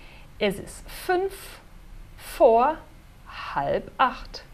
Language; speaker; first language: German; non-native, fluent; Portuguese